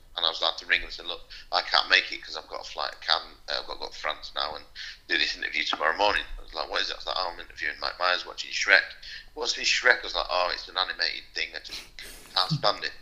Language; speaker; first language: English; native; English